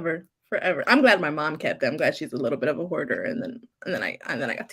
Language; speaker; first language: English; native; English